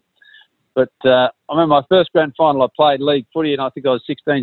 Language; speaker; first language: English; native; English